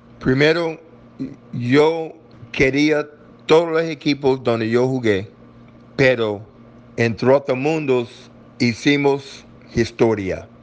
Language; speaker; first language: Spanish; non-native, learner; English